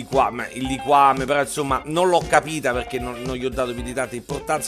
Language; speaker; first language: Italian; native; Italian